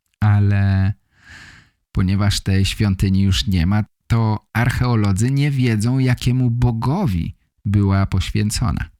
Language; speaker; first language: Polish; native; Polish